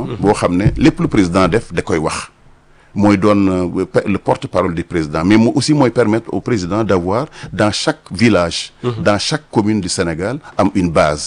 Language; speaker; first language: French; non-native, local second language; Wolof